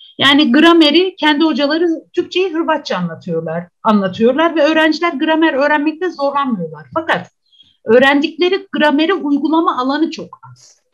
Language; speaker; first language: Turkish; native; Turkish